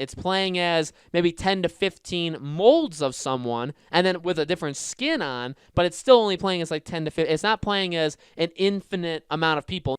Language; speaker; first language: English; native; English